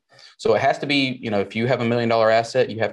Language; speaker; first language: English; native; English